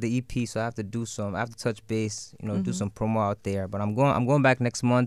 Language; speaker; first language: English; non-native, local second language; Yoruba